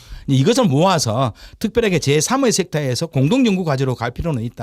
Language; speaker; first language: Korean; native; Korean